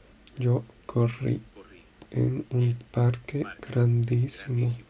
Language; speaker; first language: Spanish; non-native, learner; French